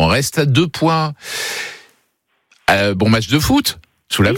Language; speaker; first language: French; native; French